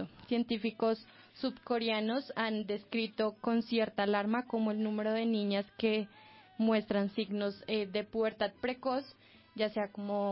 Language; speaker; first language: Spanish; native; Spanish